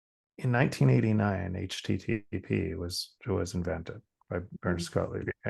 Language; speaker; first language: English; native; English